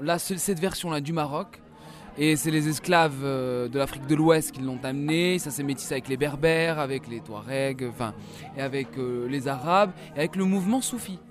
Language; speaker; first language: French; non-native, local second language; Arabic